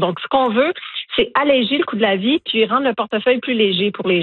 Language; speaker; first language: French; native; French